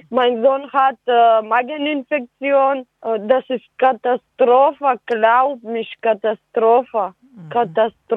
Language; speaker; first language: German; non-native, learner; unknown